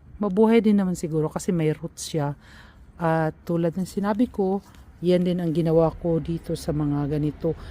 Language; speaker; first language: Filipino; native; Filipino